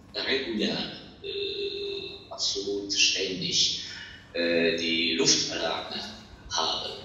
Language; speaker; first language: German; non-native, fluent; Ukrainian